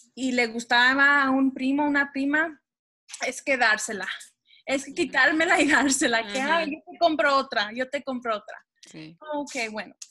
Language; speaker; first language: Spanish; early bilingual, heritage; Spanish